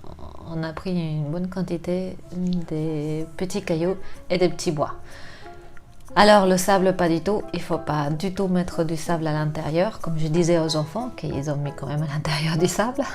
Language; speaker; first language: French; non-native, fluent; Spanish